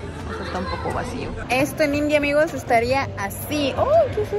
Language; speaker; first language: Spanish; native; Spanish